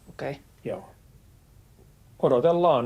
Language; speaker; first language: Finnish; native; Finnish